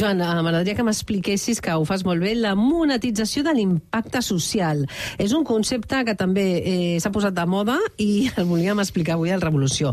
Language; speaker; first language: Catalan; native; Catalan